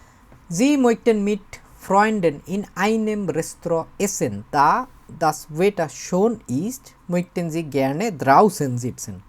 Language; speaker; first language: German; non-native, fluent; Bangla